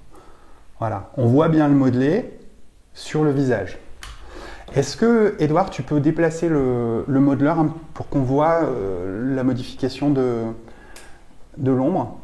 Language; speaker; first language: French; native; French